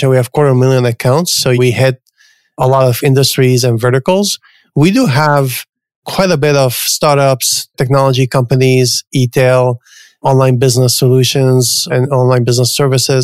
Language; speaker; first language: English; native; English